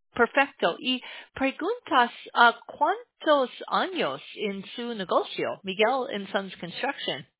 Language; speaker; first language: Spanish; non-native, learner; English